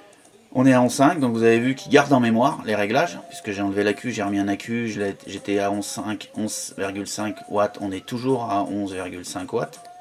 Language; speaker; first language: French; native; French